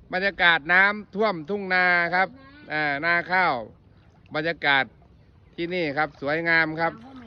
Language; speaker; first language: Thai; native; Thai